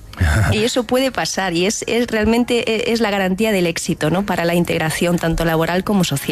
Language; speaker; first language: Spanish; native; Spanish